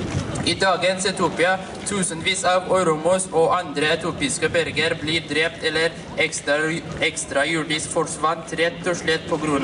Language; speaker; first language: Norwegian; non-native, fluent; Oromo